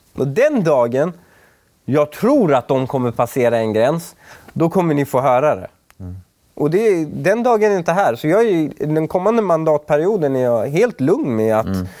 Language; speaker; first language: Swedish; early bilingual, other home language; Persian